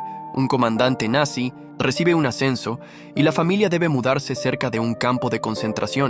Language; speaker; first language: Spanish; native; Spanish